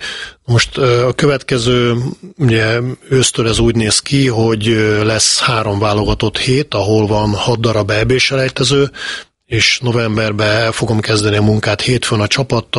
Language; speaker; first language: Hungarian; native; Hungarian